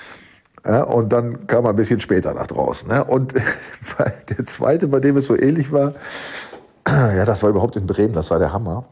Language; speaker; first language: German; native; German